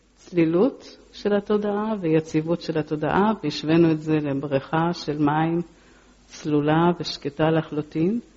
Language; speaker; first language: Hebrew; early bilingual, other home language; Polish